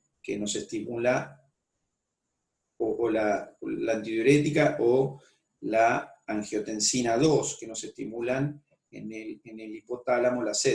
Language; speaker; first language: Spanish; native; Spanish